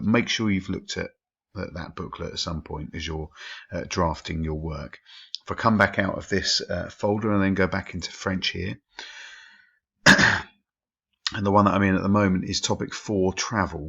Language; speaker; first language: English; native; English